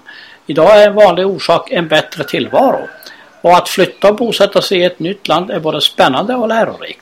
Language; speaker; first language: Swedish; native; Swedish